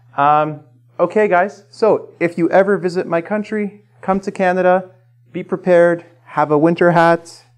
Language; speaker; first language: English; native; English